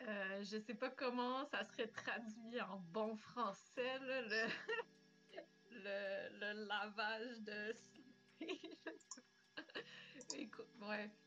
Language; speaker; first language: French; native; French